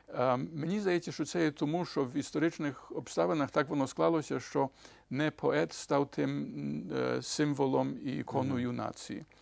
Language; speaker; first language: Ukrainian; early bilingual, heritage; Ukrainian